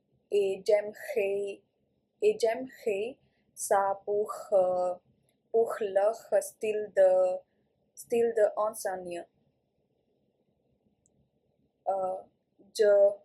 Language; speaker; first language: French; non-native, learner; Punjabi